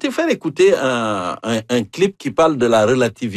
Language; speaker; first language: French; native; French